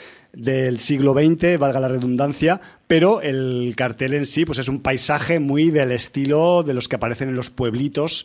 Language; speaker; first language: Spanish; native; Spanish